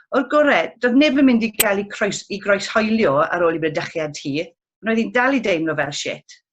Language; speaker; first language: Welsh; non-native, local second language; English